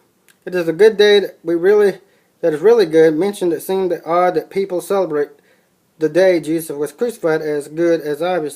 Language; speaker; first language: English; native; English